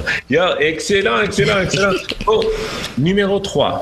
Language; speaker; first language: French; non-native, fluent; English